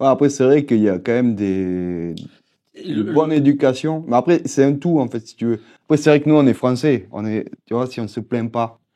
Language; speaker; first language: French; native; French